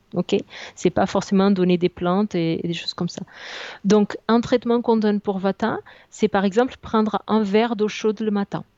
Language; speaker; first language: French; non-native, fluent; Portuguese